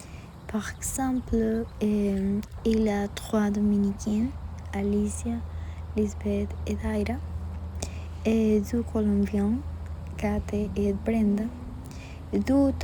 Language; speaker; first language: French; non-native, learner; Spanish